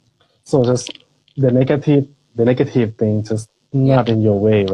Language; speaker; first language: English; non-native, fluent; Thai